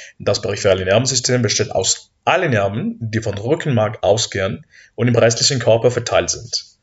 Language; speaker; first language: German; non-native, fluent; Spanish